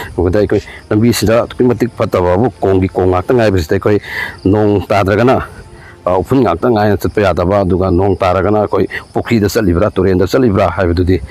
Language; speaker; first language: Manipuri; native; Manipuri